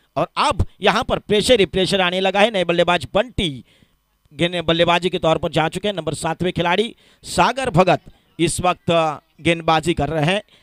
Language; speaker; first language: Hindi; non-native, local second language; Marathi